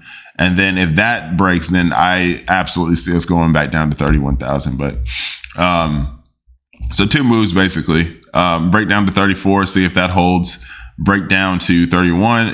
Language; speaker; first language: English; native; English